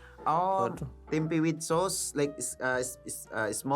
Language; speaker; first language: English; non-native, learner; Filipino